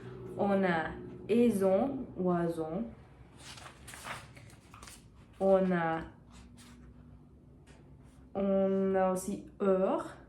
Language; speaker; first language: French; non-native, learner; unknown